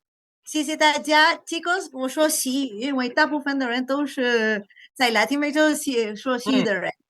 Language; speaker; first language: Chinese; non-native, fluent; Spanish